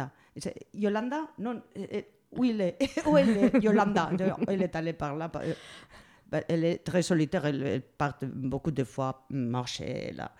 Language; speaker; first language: French; non-native, fluent; Spanish